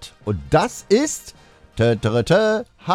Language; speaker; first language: German; native; German